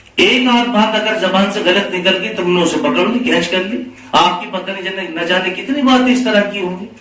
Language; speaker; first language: Urdu; native; Urdu